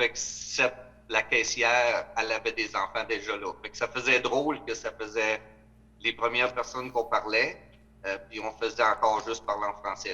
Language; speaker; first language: French; native; French